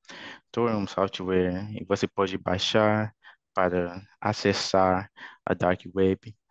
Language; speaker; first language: Portuguese; non-native, fluent; English